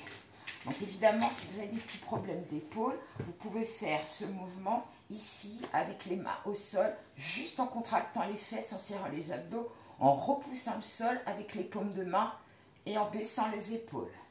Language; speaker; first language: French; native; French